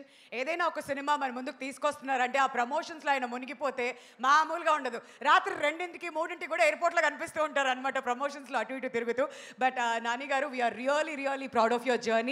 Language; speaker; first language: Telugu; native; Telugu